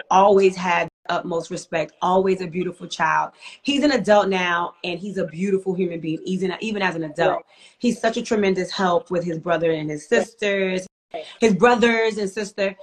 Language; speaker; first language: English; native; English